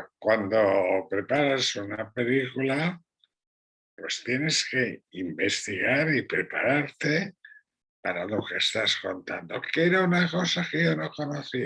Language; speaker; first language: Spanish; non-native, local second language; Catalan